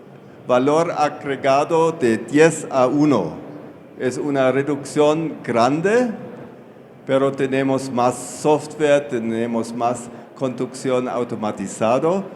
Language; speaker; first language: Spanish; non-native, fluent; German